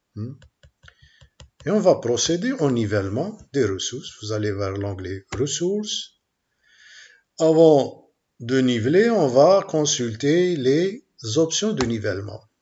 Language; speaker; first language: French; non-native, local second language; Arabic